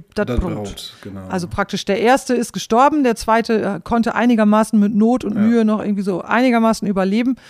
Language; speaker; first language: German; native; German